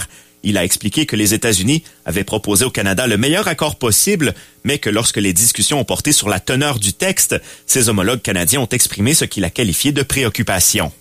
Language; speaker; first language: French; native; French